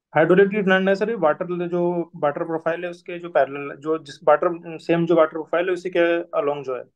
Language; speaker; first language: Hindi; native; Hindi